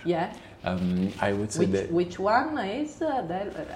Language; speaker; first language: English; non-native, learner; Italian